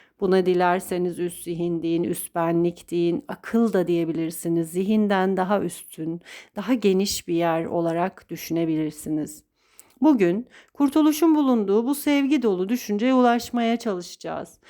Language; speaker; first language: Turkish; native; Turkish